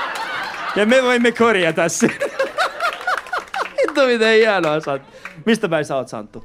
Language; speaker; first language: Finnish; early bilingual, other home language; Persian